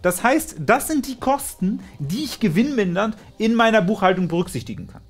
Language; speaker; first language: German; native; German